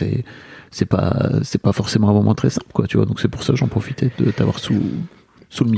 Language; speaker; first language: French; native; French